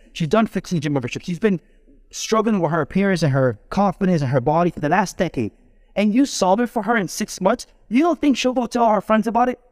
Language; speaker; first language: English; early bilingual, other home language; Spanish